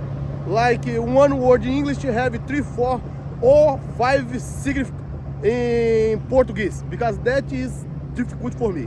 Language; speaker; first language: English; non-native, learner; Portuguese